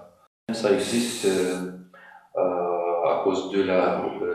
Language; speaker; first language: French; non-native, fluent; Uyghur